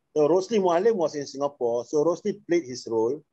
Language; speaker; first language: English; non-native, local second language; Malay